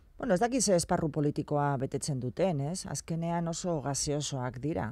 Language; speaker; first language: Basque; non-native, local second language; Spanish